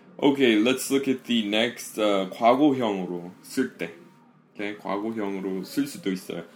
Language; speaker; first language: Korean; non-native, fluent; English